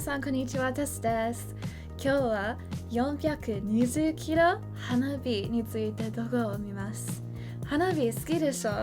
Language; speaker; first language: Japanese; non-native, learner; English